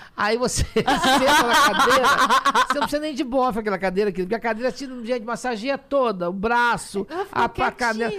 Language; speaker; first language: Portuguese; native; Portuguese